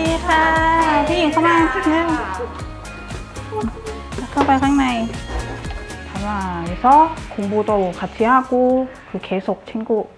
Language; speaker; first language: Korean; non-native, fluent; Thai